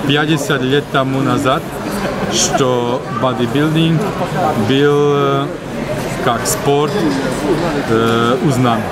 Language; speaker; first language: Russian; non-native, learner; Slovak